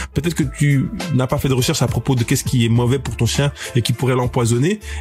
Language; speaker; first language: French; native; French